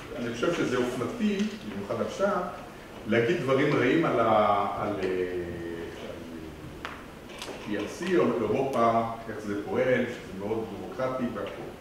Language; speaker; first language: Hebrew; non-native, fluent; French